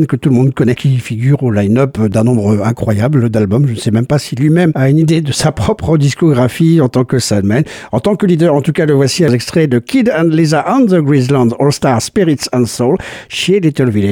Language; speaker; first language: French; native; French